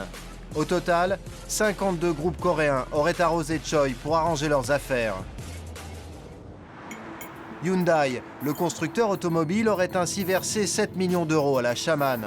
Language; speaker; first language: French; native; French